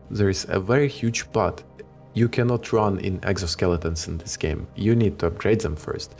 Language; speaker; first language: English; non-native, fluent; Ukrainian